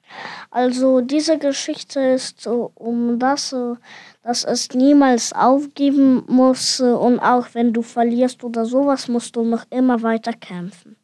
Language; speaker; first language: German; non-native, learner; Ukrainian